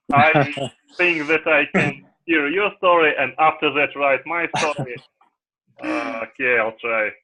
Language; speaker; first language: English; non-native, learner; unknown